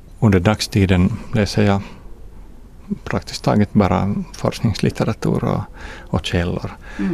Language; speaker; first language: Swedish; non-native, fluent; Finnish